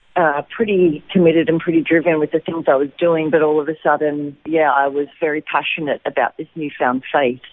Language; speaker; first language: English; native; English